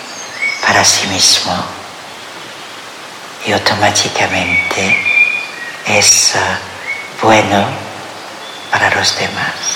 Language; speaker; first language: Spanish; non-native, fluent; French